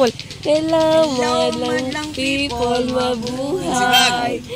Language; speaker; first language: Filipino; non-native, local second language; Cebuano